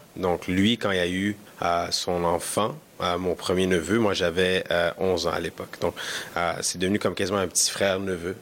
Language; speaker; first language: French; early bilingual, other home language; Kinyarwanda